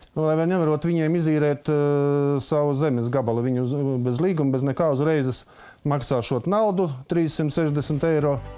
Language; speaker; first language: Latvian; native; Latvian